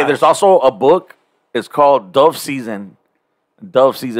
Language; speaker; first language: English; early bilingual, other home language; Spanish